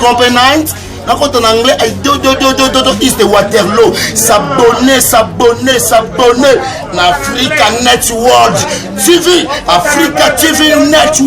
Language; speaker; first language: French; non-native, local second language; Lingala